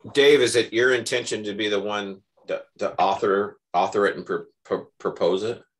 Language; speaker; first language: English; native; English